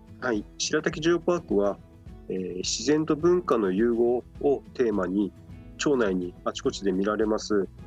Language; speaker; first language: Japanese; native; Japanese